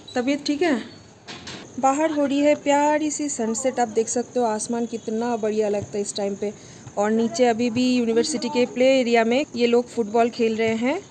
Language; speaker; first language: Hindi; non-native, local second language; Bangla